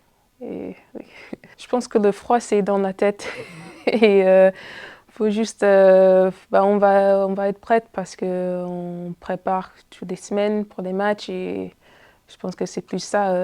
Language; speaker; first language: French; non-native, fluent; English